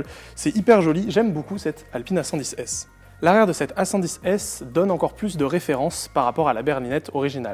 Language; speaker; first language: French; native; French